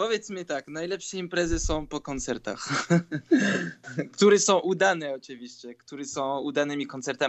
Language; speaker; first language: Polish; early bilingual, heritage; Polish